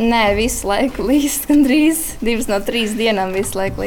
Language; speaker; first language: Latvian; early bilingual, heritage; Latvian